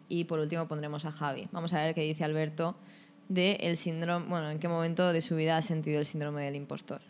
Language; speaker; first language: Spanish; native; Spanish